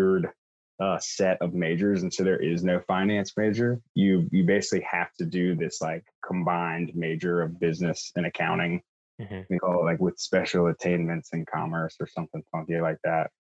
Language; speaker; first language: English; native; English